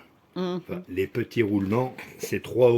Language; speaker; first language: French; native; French